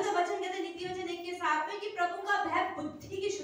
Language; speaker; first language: Hindi; native; Hindi